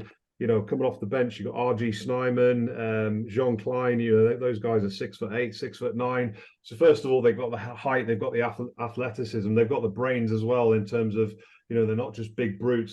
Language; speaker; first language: English; native; English